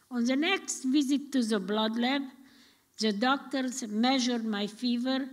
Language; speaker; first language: English; non-native, fluent; Romanian